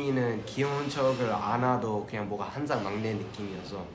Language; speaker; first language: Korean; early bilingual, heritage; Korean